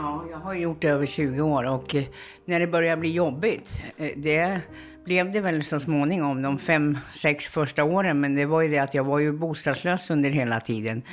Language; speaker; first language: Swedish; native; Swedish